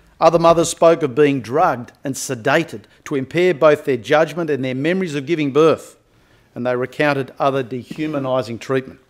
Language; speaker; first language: English; native; English